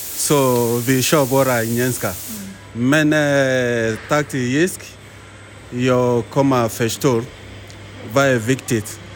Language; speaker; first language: Swedish; non-native, learner; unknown